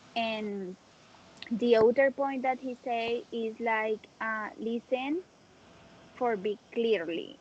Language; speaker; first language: English; non-native, learner; Spanish